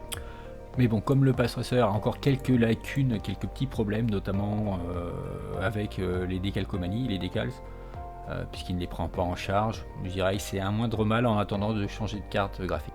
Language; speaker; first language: French; native; French